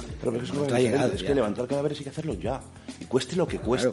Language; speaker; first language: Spanish; native; Spanish